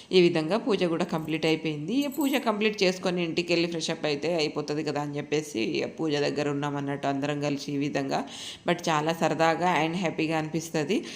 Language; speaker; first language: Telugu; native; Telugu